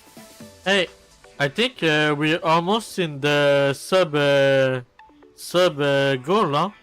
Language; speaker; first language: English; non-native, learner; French